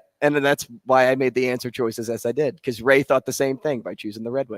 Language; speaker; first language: English; native; English